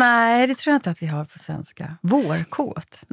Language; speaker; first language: Swedish; native; Swedish